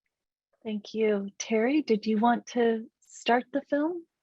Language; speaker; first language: English; native; English